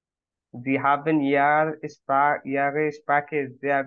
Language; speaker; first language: German; non-native, fluent; Bangla